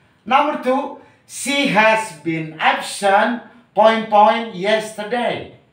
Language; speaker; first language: English; non-native, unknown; Indonesian